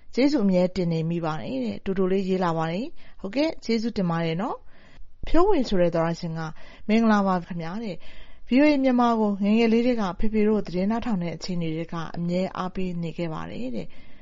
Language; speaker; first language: Burmese; native; Burmese